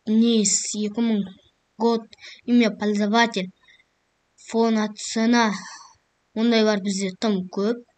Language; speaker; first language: Russian; non-native, local second language; Kazakh